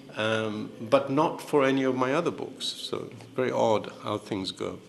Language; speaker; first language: English; native; English